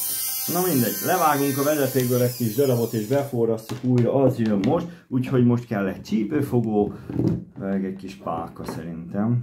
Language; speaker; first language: Hungarian; native; Hungarian